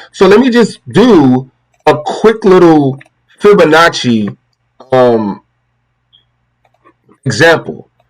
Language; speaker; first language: English; native; English